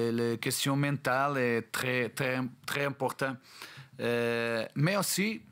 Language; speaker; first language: French; non-native, learner; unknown